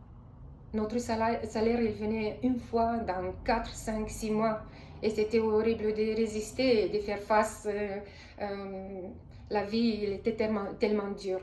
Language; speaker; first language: French; non-native, fluent; Romanian